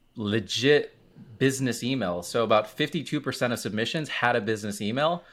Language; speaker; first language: English; native; English